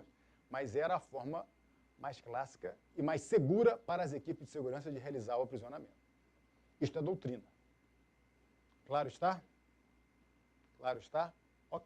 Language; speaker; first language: Portuguese; native; Portuguese